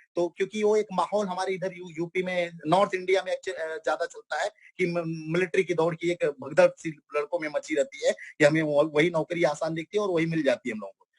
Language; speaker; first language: Hindi; non-native, local second language; Bhojpuri